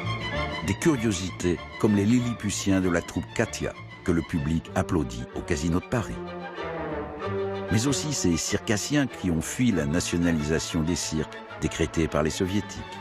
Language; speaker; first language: French; native; French